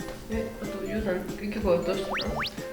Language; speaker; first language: Japanese; non-native, learner; Spanish